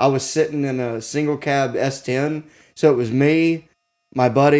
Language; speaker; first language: English; native; English